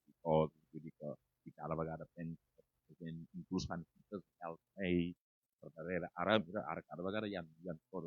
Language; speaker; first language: Catalan; non-native, fluent; Wolof